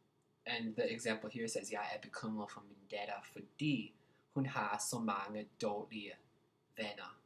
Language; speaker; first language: Danish; non-native, learner; English